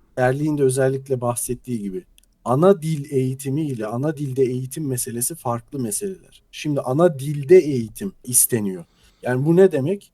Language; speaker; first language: Turkish; native; Turkish